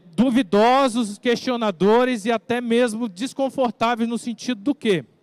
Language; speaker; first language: Portuguese; native; Portuguese